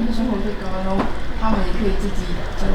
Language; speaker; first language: Chinese; non-native, fluent; Indonesian